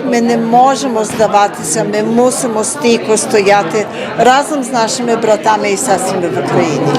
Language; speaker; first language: Ukrainian; early bilingual, heritage; Ukrainian